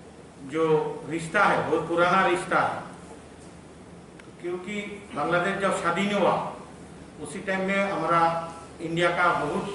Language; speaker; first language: Hindi; non-native, local second language; Bangla